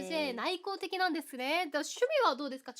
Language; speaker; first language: Japanese; native; Japanese